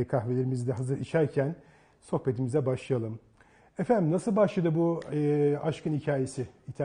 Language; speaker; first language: Turkish; native; Turkish